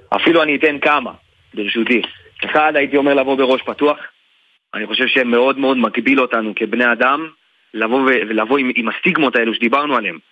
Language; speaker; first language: Hebrew; native; Hebrew